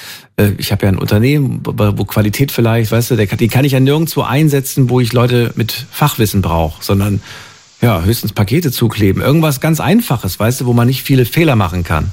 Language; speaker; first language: German; native; German